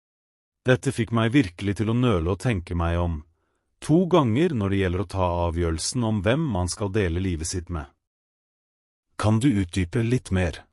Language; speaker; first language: Norwegian; non-native, fluent; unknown